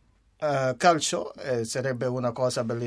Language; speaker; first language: Italian; non-native, fluent; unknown